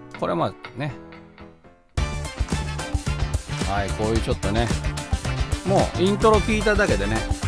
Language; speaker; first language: Japanese; native; Japanese